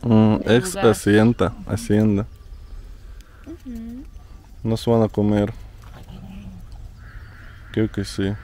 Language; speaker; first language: Spanish; non-native, fluent; Russian